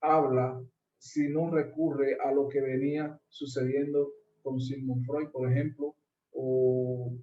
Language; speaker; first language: Spanish; native; Spanish